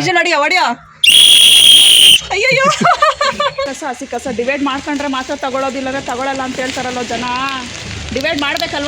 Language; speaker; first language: Kannada; native; Kannada